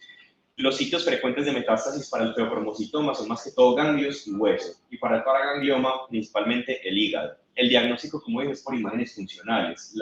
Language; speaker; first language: Spanish; native; Spanish